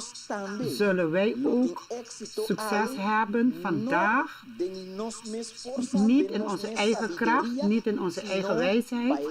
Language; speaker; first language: Dutch; non-native, local second language; Papiamento